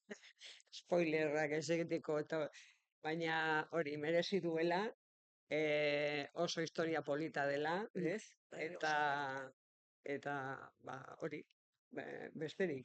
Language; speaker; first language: Basque; non-native, local second language; Spanish